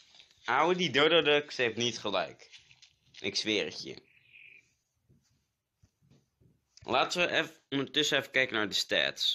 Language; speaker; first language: Dutch; native; Dutch